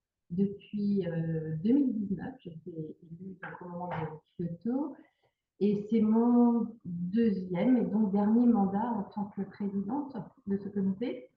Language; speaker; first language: French; native; French